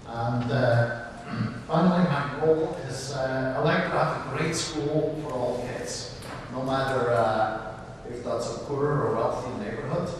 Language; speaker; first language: English; non-native, fluent; Swiss German